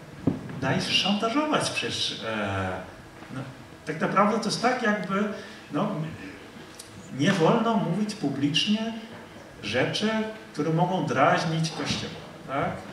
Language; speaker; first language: Polish; non-native, fluent; Dutch